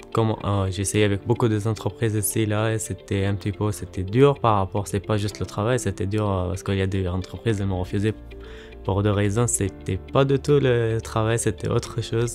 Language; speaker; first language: French; non-native, learner; Arabic